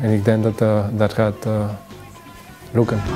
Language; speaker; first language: Dutch; early bilingual, other home language; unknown